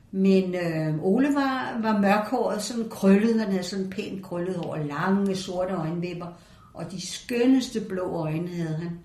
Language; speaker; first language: Danish; native; Danish